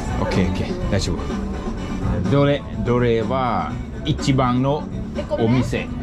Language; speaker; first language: Japanese; non-native, learner; Thai